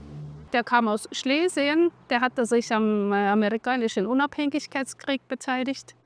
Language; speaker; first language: German; non-native, fluent; Estonian